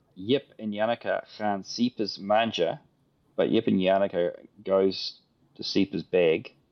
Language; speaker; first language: English; native; English